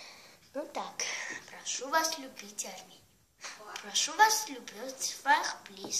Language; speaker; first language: Russian; non-native, learner; Armenian